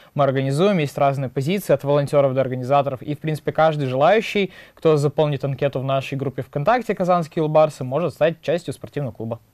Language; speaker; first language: Russian; native; Russian